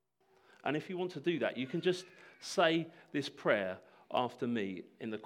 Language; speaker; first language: English; native; English